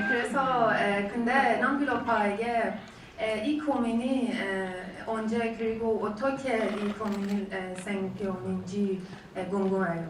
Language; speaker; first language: Korean; non-native, learner; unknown